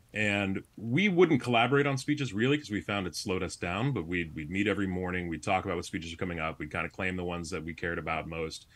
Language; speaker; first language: English; native; English